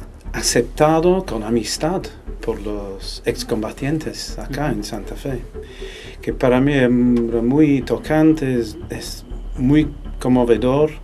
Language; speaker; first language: Spanish; non-native, fluent; English